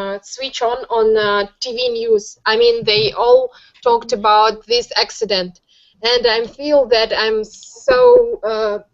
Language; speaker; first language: English; non-native, learner; Russian